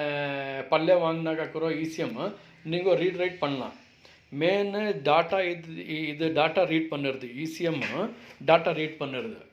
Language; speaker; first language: Tamil; non-native, local second language; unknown